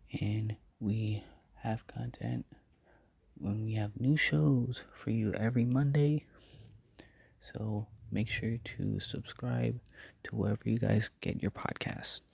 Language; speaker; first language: English; native; English